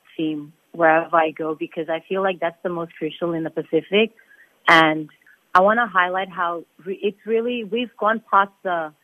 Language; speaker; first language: English; non-native, fluent; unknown